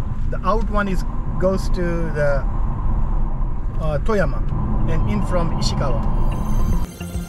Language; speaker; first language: English; non-native, local second language; Urdu